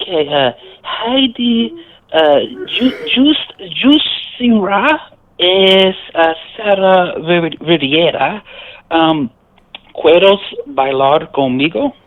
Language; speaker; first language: Spanish; non-native, learner; English